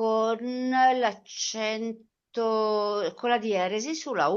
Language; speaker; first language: Italian; native; Italian